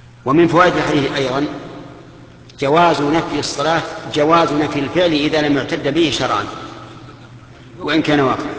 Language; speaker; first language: Arabic; native; Arabic